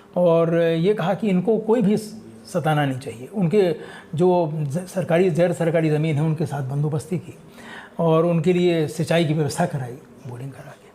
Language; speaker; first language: Hindi; native; Hindi